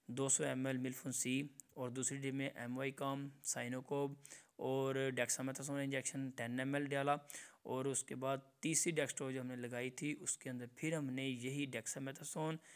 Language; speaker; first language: Urdu; non-native, local second language; Punjabi